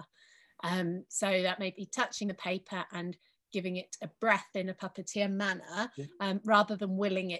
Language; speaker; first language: English; native; English